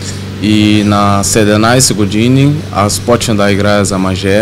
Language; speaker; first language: Bulgarian; non-native, learner; Portuguese